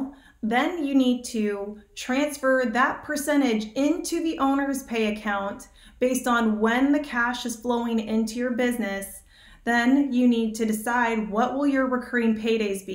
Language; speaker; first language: English; native; English